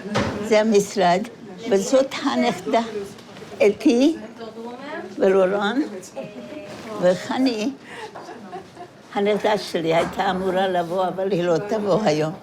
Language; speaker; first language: Hebrew; non-native, fluent; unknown